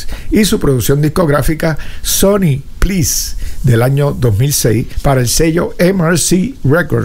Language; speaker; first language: Spanish; native; Spanish